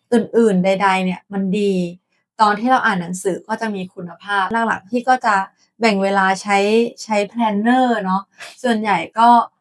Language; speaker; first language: Thai; native; Thai